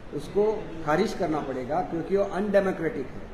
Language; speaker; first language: Hindi; non-native, local second language; Marathi